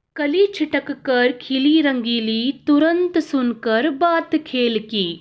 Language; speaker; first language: Hindi; non-native, local second language; Kannada